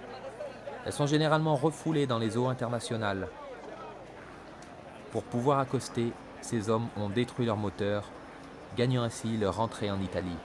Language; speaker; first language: French; native; French